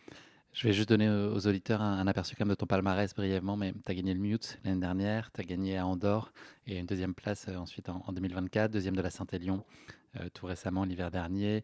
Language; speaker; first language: French; native; French